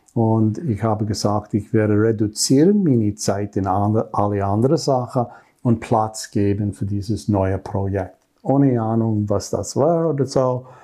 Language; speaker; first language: German; non-native, learner; English